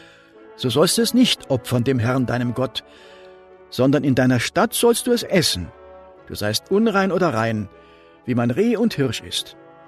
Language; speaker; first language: German; native; German